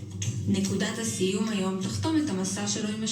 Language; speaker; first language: Hebrew; native; Hebrew